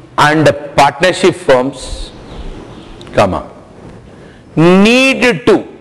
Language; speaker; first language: English; non-native, local second language; Hindi